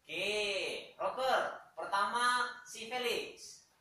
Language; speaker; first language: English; non-native, learner; Indonesian